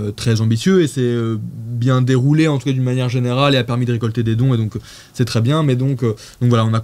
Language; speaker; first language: French; native; French